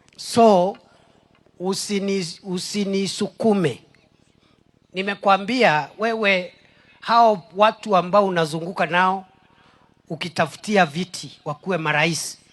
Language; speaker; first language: Swahili; non-native, local second language; Meru